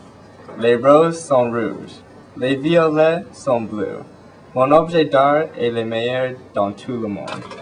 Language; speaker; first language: French; non-native, learner; English